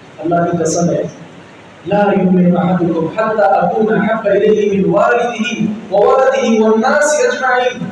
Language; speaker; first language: Urdu; non-native, local second language; Punjabi